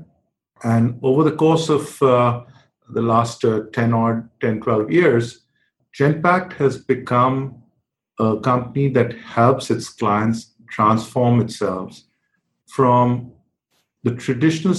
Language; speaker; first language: English; non-native, local second language; Hindi